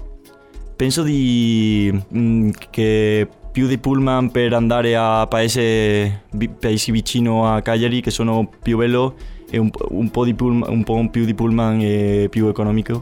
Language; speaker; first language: Italian; non-native, learner; Spanish